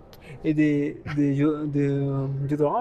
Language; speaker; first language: French; non-native, fluent; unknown